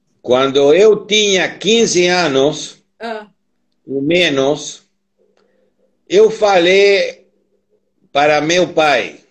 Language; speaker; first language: Portuguese; non-native, learner; Spanish